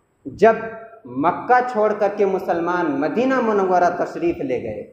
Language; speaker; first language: Urdu; native; Urdu